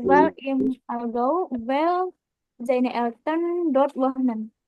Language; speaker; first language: German; non-native, learner; Indonesian